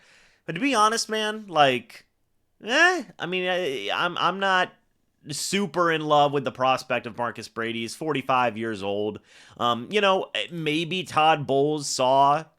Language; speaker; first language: English; native; English